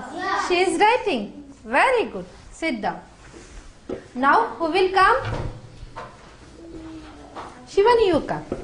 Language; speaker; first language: English; non-native, fluent; Gujarati